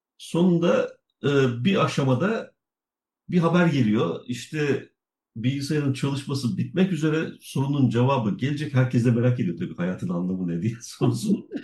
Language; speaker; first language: Turkish; native; Turkish